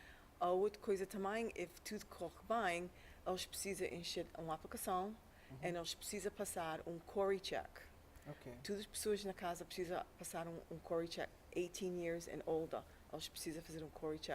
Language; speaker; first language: Portuguese; early bilingual, heritage; English